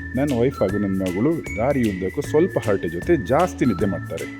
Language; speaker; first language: Kannada; native; Kannada